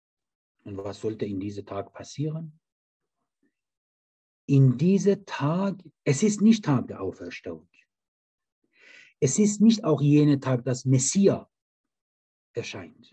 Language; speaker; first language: German; non-native, fluent; Persian